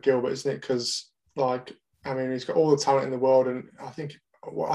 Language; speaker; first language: English; native; English